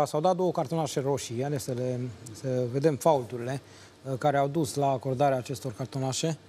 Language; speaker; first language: Romanian; native; Romanian